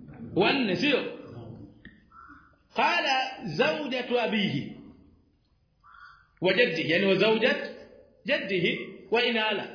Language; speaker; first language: Arabic; non-native, fluent; Swahili